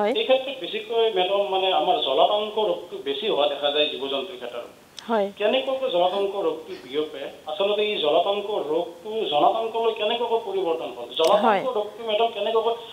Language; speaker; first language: Assamese; native; Assamese